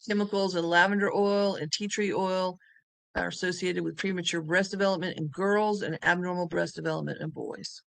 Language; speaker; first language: English; native; English